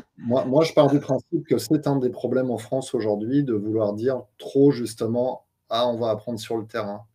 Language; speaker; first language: French; native; French